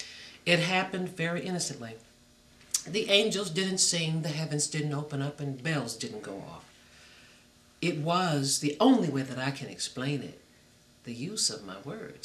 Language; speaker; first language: English; native; English